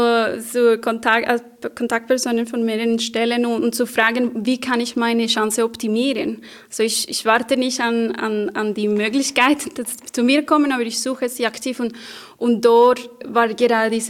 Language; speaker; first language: German; non-native, fluent; Spanish